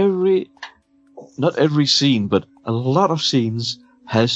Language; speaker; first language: English; non-native, fluent; Danish